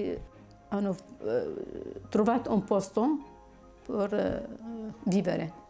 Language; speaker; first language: Italian; non-native, fluent; Assyrian Neo-Aramaic